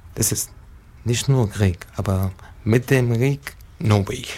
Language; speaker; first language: German; non-native, learner; Arabic